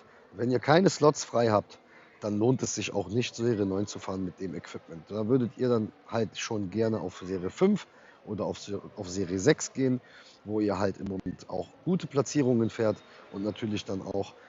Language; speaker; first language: German; native; German